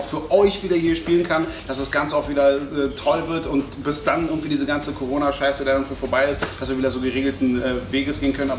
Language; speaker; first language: German; native; German